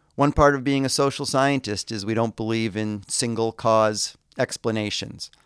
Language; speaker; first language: English; native; English